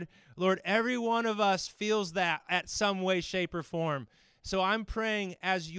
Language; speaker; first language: English; native; English